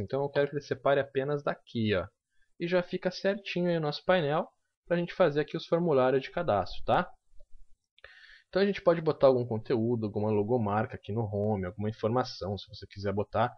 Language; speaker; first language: Portuguese; native; Portuguese